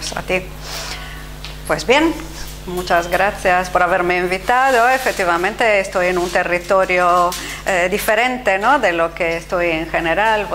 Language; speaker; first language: Spanish; non-native, fluent; Italian